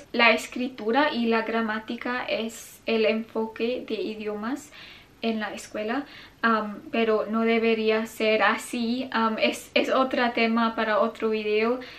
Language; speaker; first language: Spanish; non-native, fluent; English